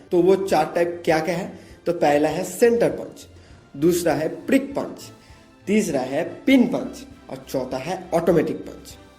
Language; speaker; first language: Hindi; non-native, local second language; Bangla